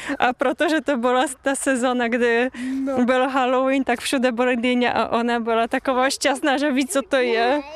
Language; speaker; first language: Czech; non-native, fluent; Polish